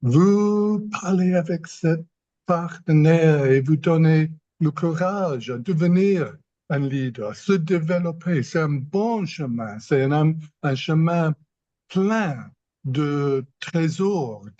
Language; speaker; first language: French; non-native, fluent; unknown